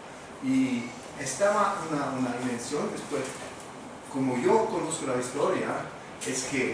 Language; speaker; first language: Spanish; non-native, fluent; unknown